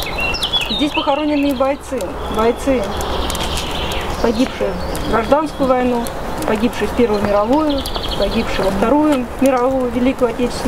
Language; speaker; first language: Russian; native; Russian